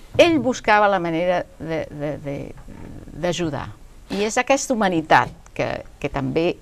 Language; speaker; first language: Catalan; non-native, fluent; Spanish